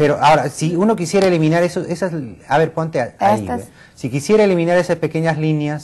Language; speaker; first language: Spanish; native; Spanish